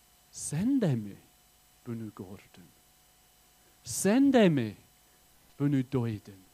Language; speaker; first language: Turkish; non-native, fluent; English